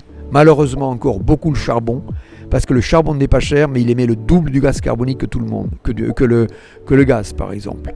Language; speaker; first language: French; native; French